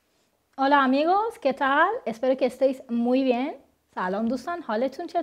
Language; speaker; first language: Spanish; non-native, fluent; Persian